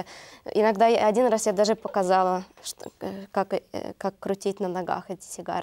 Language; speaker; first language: Russian; non-native, learner; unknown